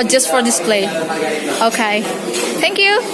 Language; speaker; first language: English; non-native, learner; Indonesian